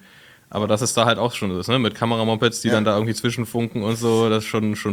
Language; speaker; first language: German; native; German